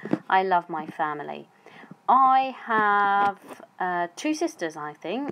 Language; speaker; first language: English; native; English